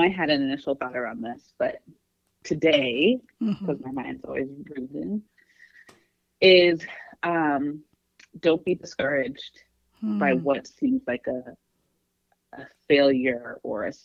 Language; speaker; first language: English; native; English